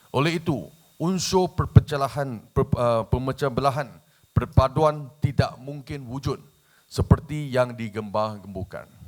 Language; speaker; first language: Malay; non-native, local second language; Chinese